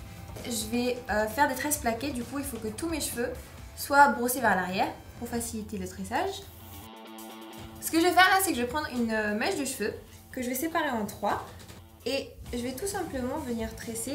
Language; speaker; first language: French; native; French